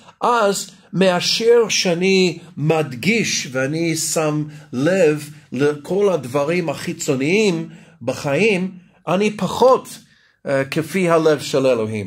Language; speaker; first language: Hebrew; non-native, fluent; English